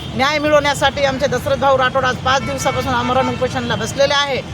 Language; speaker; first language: Marathi; non-native, local second language; Lambadi